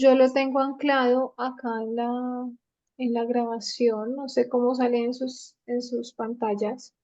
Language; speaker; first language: Spanish; native; Spanish